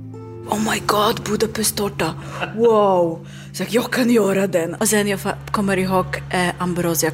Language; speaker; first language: Swedish; non-native, learner; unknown